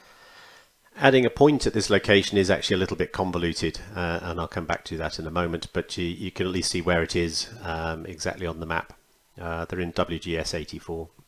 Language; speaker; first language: English; native; English